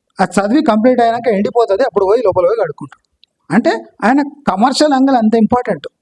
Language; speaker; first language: Telugu; non-native, local second language; Kannada